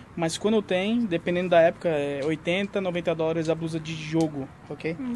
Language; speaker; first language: Portuguese; native; Portuguese